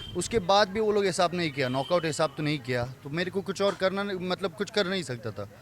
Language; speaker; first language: Hindi; non-native, fluent; Persian